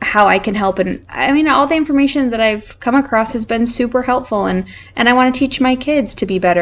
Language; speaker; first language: English; native; English